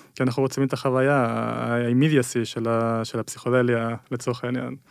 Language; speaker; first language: Hebrew; early bilingual, other home language; Spanish